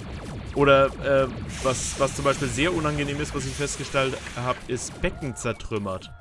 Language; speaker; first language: German; native; German